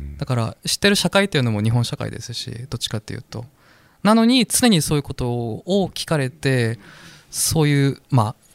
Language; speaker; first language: Japanese; non-native, fluent; Korean